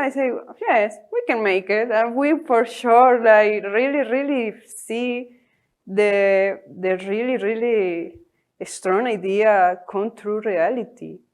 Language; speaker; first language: English; non-native, learner; Spanish